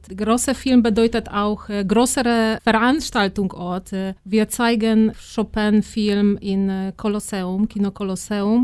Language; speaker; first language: German; non-native, fluent; Polish